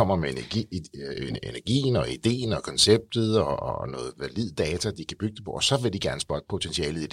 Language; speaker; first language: Danish; native; Danish